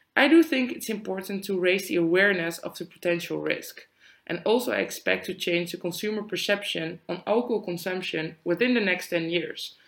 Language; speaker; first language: English; non-native, fluent; Dutch